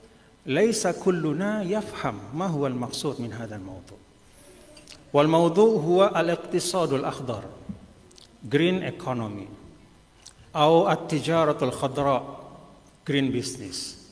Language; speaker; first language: Arabic; non-native, fluent; Sasak